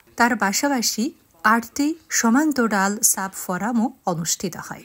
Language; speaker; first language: Bangla; non-native, fluent; Chinese